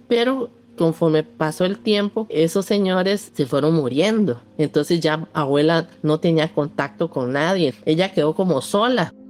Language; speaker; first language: Spanish; early bilingual, other home language; Cantonese